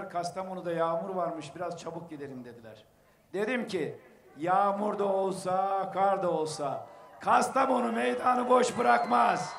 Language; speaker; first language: Turkish; native; Turkish